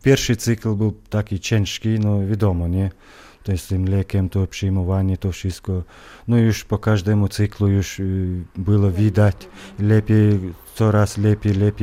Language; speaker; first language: Polish; non-native, learner; Chechen